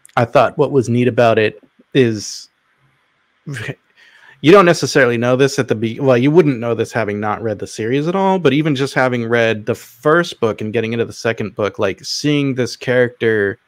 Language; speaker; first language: English; native; English